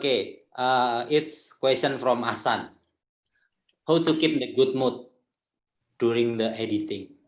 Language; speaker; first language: English; non-native, local second language; Indonesian